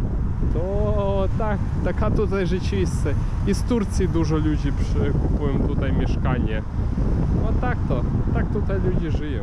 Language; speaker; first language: Polish; non-native, learner; Ukrainian